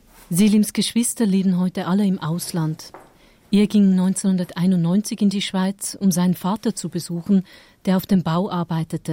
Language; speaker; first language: German; native; German